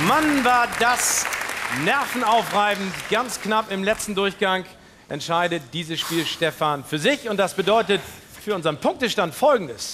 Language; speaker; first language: German; native; German